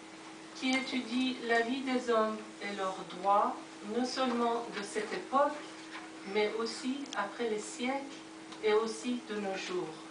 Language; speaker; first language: French; non-native, fluent; Persian